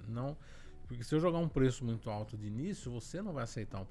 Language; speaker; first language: Portuguese; native; Portuguese